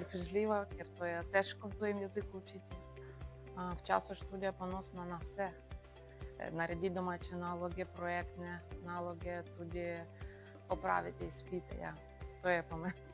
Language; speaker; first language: Slovenian; non-native, learner; Ukrainian